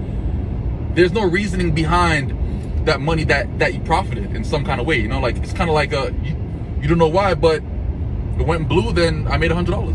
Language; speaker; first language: English; native; English